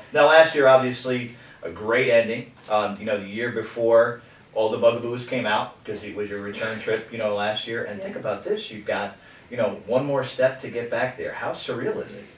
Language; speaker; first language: English; native; English